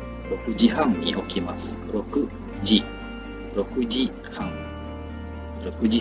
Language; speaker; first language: Japanese; non-native, fluent; Indonesian